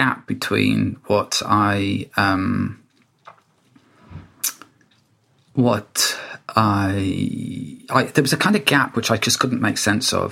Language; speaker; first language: English; native; English